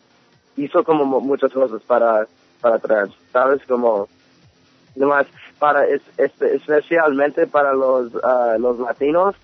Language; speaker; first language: Spanish; early bilingual, heritage; English